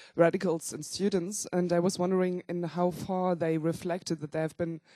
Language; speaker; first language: English; non-native, fluent; German